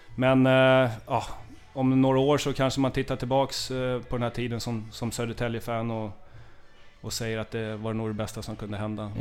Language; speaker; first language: Swedish; native; Swedish